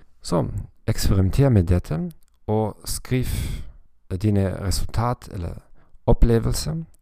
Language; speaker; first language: Swedish; non-native, learner; German